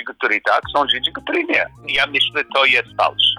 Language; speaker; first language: Polish; non-native, learner; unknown